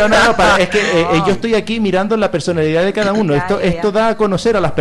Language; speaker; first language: Spanish; native; Spanish